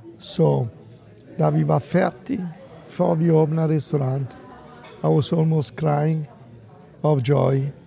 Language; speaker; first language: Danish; non-native, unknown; Italian